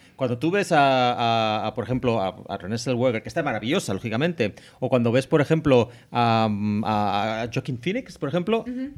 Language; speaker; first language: Spanish; native; Spanish